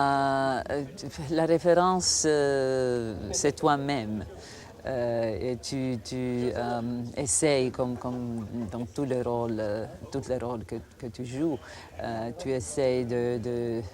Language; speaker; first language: French; non-native, fluent; Croatian